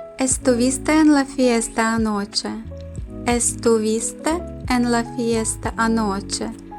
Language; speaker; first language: Spanish; non-native, fluent; Ukrainian